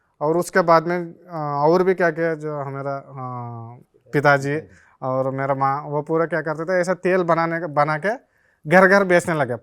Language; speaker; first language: Hindi; non-native, local second language; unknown